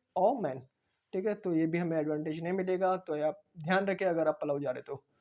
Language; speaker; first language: Hindi; non-native, local second language; Marathi